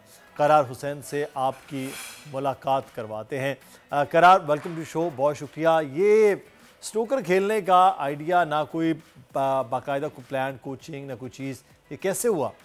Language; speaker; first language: Urdu; native; Urdu